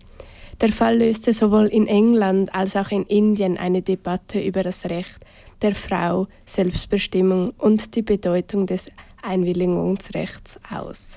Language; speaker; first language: German; native; German